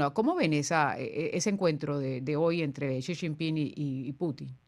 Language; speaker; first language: Spanish; non-native, fluent; Ukrainian